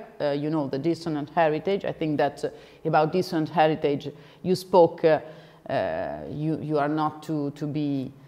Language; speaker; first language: English; non-native, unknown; Italian